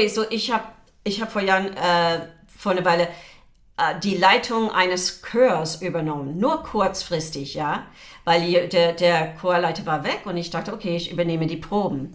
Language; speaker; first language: German; non-native, fluent; English